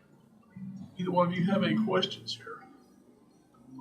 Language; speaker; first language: English; native; English